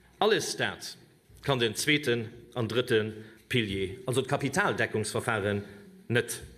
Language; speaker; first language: Luxembourgish; native; Luxembourgish